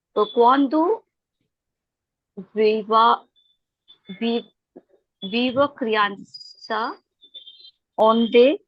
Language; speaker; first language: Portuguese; non-native, learner; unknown